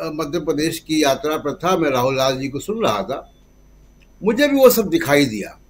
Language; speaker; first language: Hindi; native; Hindi